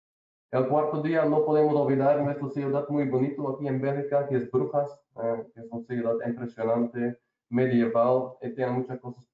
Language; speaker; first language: Spanish; non-native, learner; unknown